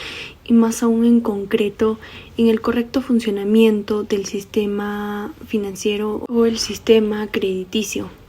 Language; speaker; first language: Spanish; native; Spanish